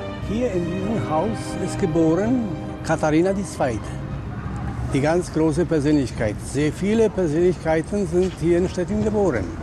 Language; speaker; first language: German; non-native, fluent; Polish